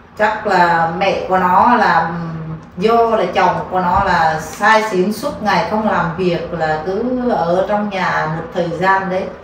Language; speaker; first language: Vietnamese; non-native, local second language; Eastern Cham